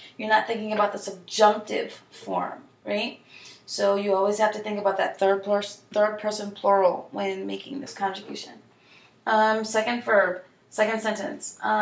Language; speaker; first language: English; native; English